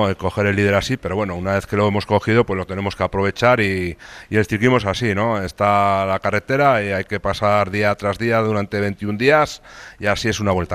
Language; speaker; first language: Spanish; native; Spanish